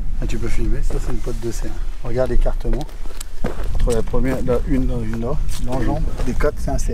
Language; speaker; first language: French; native; French